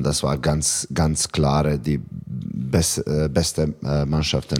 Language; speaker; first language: German; non-native, fluent; Serbian